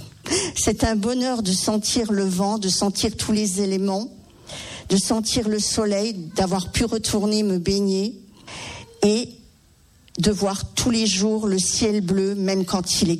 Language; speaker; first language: French; native; French